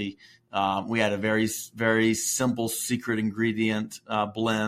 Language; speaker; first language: English; native; English